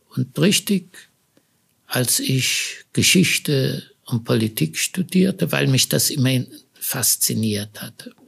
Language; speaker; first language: German; native; German